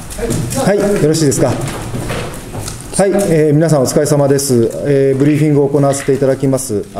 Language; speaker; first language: Japanese; native; Japanese